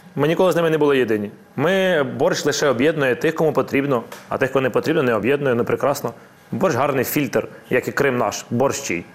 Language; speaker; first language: Ukrainian; non-native, local second language; Russian